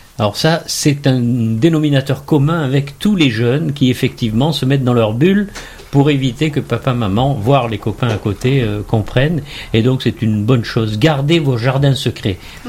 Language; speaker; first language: French; native; French